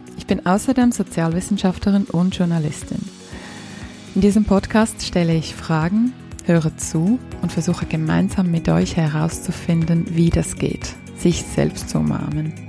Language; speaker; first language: German; native; German